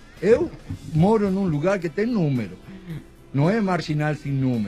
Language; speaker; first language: Portuguese; non-native, fluent; Spanish